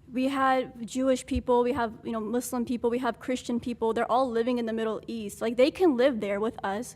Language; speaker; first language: English; early bilingual, other home language; Arabic